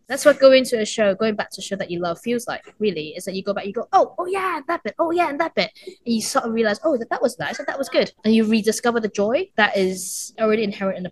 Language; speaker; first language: English; non-native, local second language; Cantonese